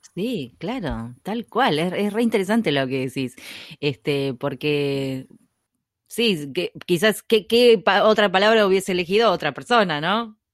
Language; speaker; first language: Spanish; native; Spanish